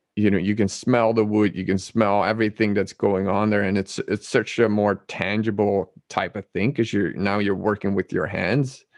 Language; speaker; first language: English; non-native, fluent; Dutch